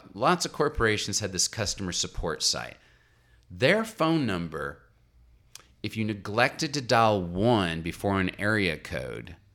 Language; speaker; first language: English; native; English